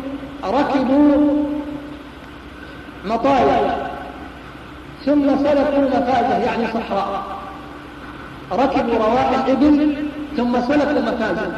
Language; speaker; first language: Arabic; native; Arabic